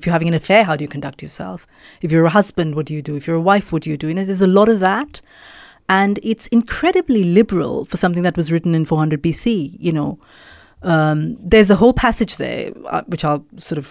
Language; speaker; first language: English; non-native, local second language; Malayalam